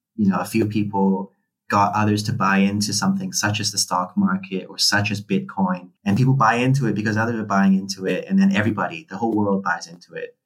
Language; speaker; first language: English; non-native, local second language; Cantonese